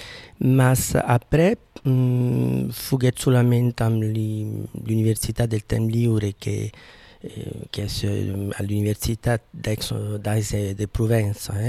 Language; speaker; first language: French; non-native, fluent; Italian